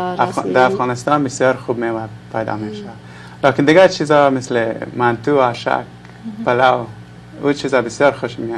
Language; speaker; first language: Persian; non-native, local second language; English